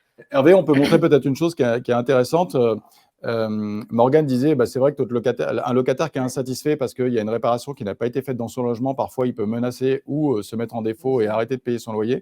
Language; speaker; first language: French; native; French